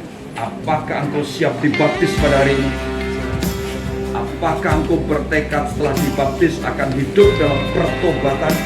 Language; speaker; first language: Indonesian; native; Indonesian